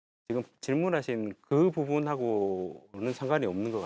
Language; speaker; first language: Korean; native; Korean